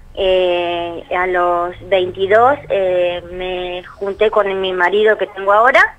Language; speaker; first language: Spanish; native; Spanish